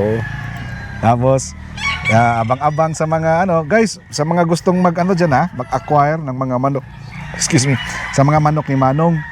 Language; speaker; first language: Filipino; non-native, local second language; Cebuano